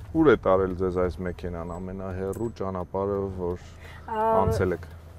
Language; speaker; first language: Armenian; native; Armenian